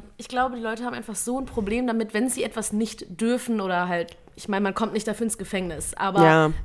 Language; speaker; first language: German; early bilingual, other home language; Vietnamese